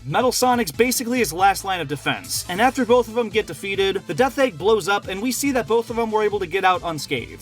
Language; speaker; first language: English; native; English